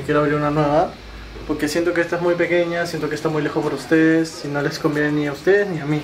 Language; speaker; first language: Spanish; native; Spanish